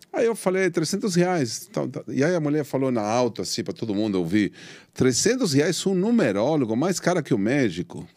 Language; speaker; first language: Portuguese; non-native, fluent; Spanish